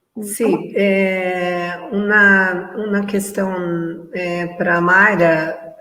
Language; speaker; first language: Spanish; non-native, learner; Portuguese